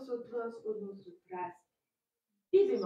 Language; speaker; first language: Spanish; non-native, learner; French